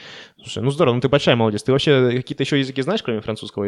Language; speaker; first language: Russian; native; Russian